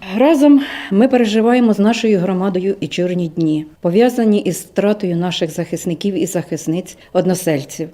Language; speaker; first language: Ukrainian; native; Ukrainian